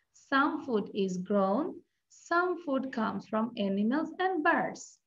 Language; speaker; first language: English; non-native, local second language; Bangla